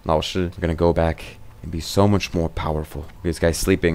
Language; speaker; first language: English; native; English